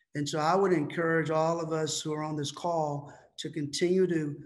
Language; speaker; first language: English; native; English